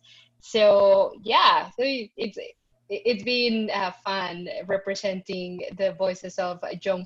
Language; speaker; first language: English; non-native, fluent; Spanish